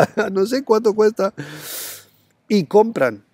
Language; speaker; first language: Spanish; non-native, fluent; German